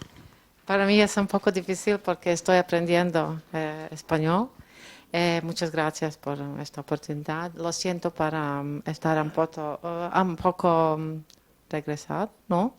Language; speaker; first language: Spanish; non-native, learner; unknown